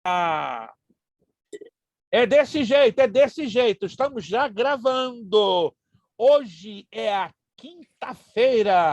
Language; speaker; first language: Portuguese; native; Portuguese